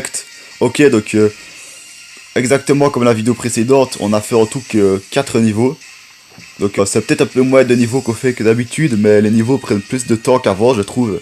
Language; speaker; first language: French; native; French